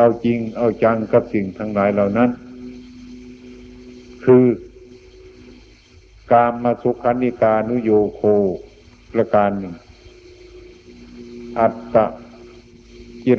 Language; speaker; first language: Thai; native; Thai